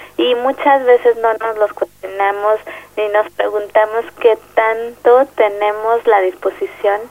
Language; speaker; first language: Spanish; native; Spanish